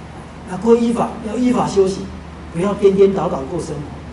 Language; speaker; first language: Chinese; native; Chinese